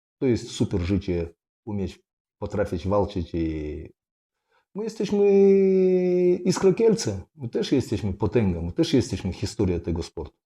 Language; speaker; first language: Polish; non-native, fluent; Russian